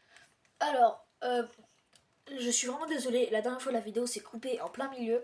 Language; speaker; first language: French; native; French